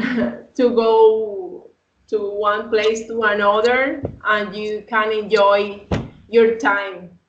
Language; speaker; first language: English; non-native, learner; Spanish